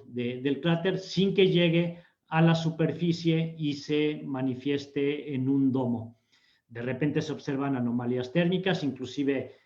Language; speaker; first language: Spanish; native; Spanish